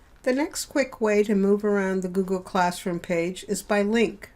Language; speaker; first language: English; native; English